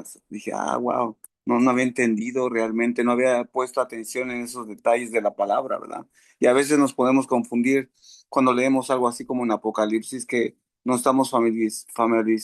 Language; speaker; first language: Spanish; native; Spanish